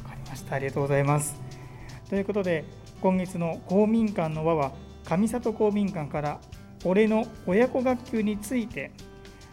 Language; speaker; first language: Japanese; native; Japanese